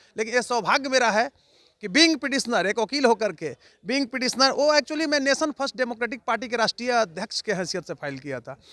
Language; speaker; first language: Hindi; native; Hindi